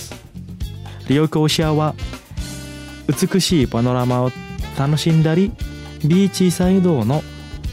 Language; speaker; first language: Japanese; non-native, fluent; Indonesian